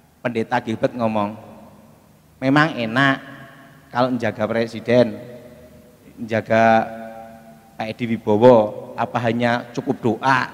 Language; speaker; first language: Indonesian; native; Indonesian